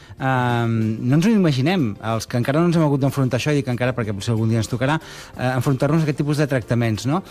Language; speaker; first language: Catalan; native; Catalan